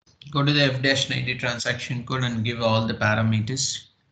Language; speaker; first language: English; non-native, local second language; Telugu